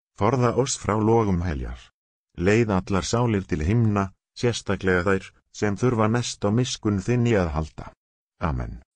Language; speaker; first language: Icelandic; non-native, learner; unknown